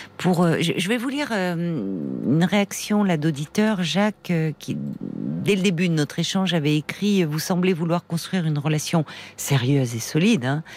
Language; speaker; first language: French; native; French